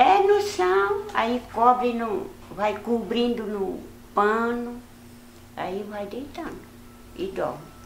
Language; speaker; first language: Portuguese; non-native, local second language; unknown